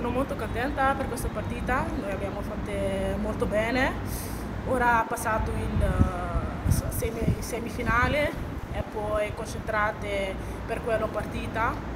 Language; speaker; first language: Italian; non-native, learner; Dutch